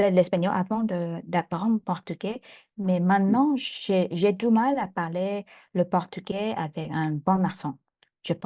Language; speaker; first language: French; non-native, fluent; Thai